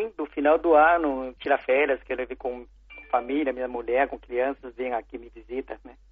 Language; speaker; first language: Portuguese; non-native, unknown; Chinese